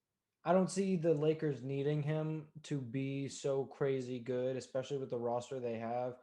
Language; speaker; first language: English; native; English